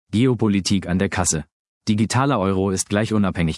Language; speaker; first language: German; native; German